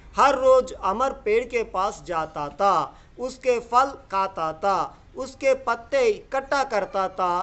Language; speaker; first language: Hindi; non-native, local second language; Telugu